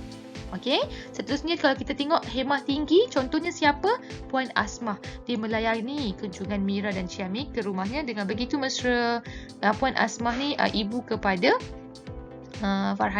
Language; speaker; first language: Malay; native; Malay